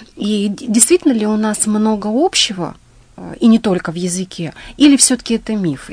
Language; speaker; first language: Russian; native; Russian